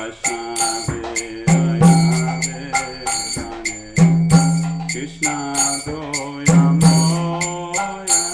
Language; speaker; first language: Portuguese; native; Portuguese